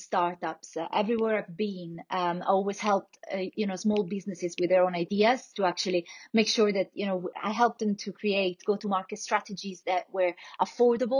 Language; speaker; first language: English; non-native, fluent; Italian